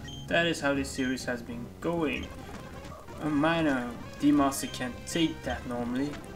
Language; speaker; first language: English; native; English